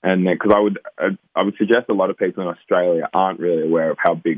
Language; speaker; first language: English; native; English